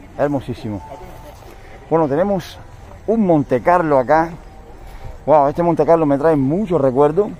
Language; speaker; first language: Spanish; native; Spanish